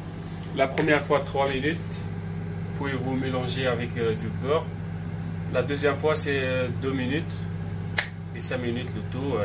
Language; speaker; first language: French; non-native, local second language; Arabic